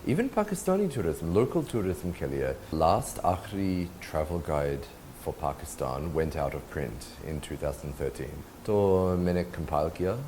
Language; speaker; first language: Hindi; non-native, learner; English